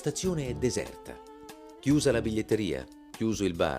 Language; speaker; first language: Italian; native; Italian